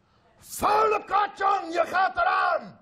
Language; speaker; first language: Indonesian; non-native, learner; Dutch